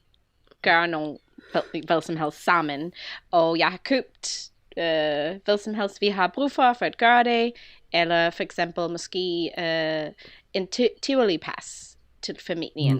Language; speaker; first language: Danish; non-native, fluent; English